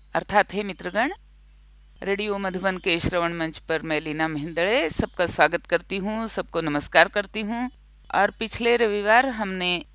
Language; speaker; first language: Hindi; non-native, local second language; Marathi